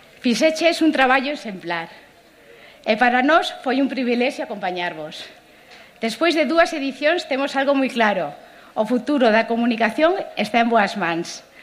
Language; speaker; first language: Galician; native; Galician